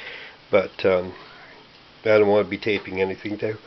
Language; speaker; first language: English; native; English